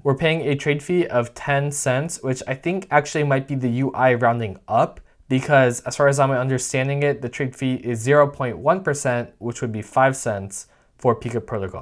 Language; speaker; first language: English; native; English